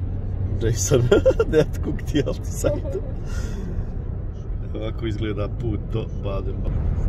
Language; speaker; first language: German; non-native, learner; Bosnian